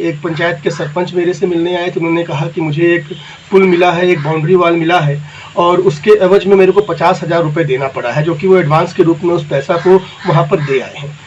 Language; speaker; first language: Hindi; native; Hindi